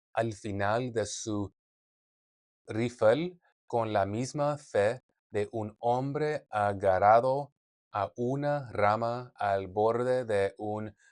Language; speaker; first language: Spanish; non-native, learner; English